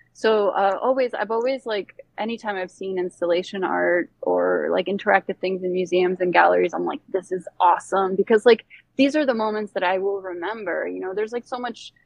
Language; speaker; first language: English; early bilingual, other home language; Bosnian